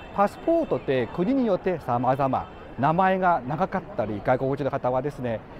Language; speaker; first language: Japanese; non-native, fluent; Chinese